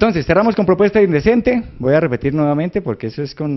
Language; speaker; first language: Spanish; native; Spanish